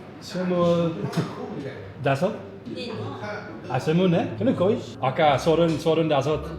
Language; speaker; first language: Korean; non-native, learner; Dutch